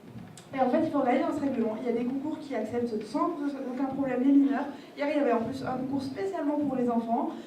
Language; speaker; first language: French; native; French